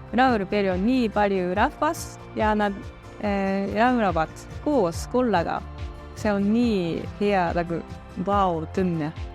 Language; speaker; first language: Estonian; non-native, learner; Japanese